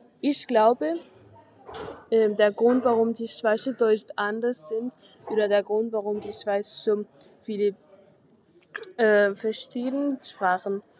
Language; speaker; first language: German; non-native, learner; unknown